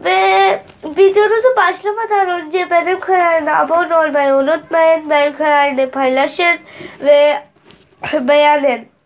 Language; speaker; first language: Turkish; non-native, learner; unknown